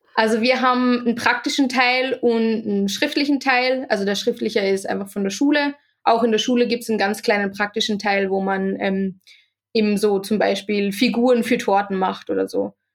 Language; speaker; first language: German; native; German